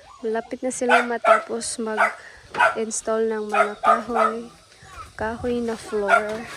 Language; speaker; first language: Filipino; non-native, local second language; Cebuano